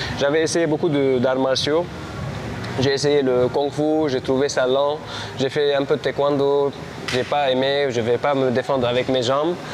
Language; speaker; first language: French; non-native, local second language; Armenian